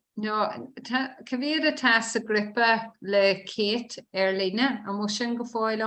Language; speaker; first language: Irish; non-native, learner; English